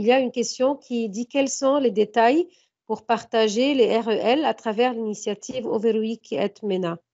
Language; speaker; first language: French; non-native, fluent; Arabic